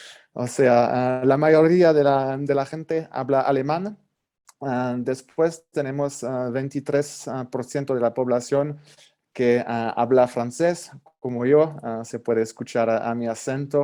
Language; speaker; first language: Spanish; non-native, fluent; French